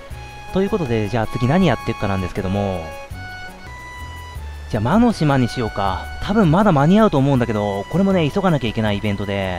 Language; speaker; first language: Japanese; native; Japanese